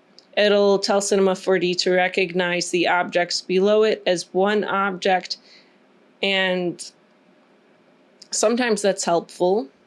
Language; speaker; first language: English; native; English